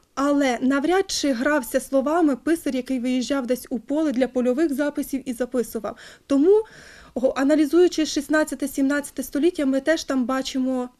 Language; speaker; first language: Ukrainian; native; Ukrainian